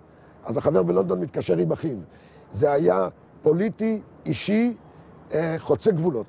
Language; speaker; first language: Hebrew; native; Hebrew